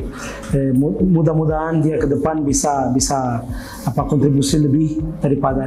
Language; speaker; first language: Indonesian; non-native, fluent; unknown